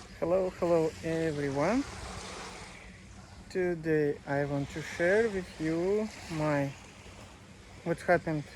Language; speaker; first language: English; non-native, learner; Russian